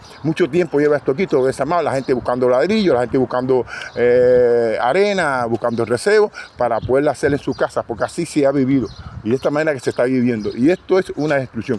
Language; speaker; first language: Spanish; native; Spanish